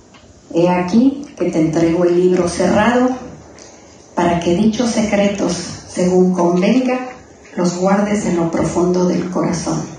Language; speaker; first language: Spanish; native; Spanish